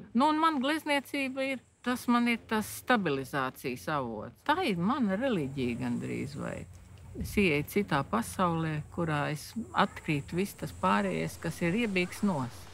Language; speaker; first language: Latvian; native; Latvian